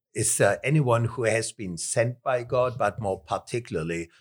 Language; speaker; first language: English; non-native, fluent; German